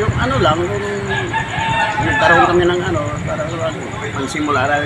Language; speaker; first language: Filipino; native; Filipino